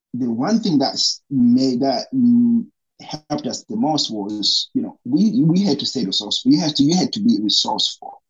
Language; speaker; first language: English; non-native, local second language; Rundi